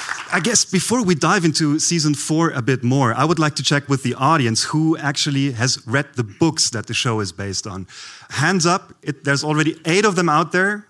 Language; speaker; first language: English; non-native, fluent; German